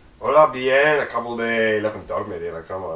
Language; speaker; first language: Spanish; non-native, learner; English